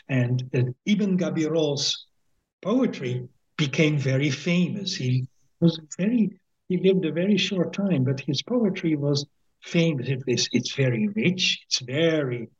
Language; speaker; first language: English; non-native, fluent; Dutch